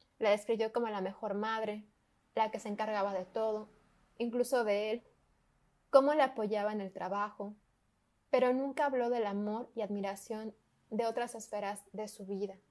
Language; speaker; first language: Spanish; native; Spanish